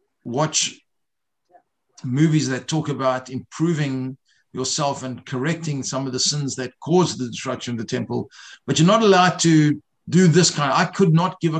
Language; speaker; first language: English; native; English